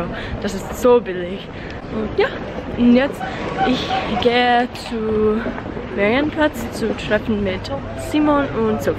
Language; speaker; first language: German; non-native, learner; English